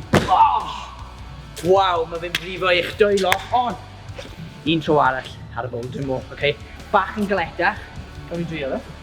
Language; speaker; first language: Welsh; non-native, local second language; English